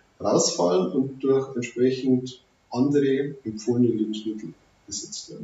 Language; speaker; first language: German; native; German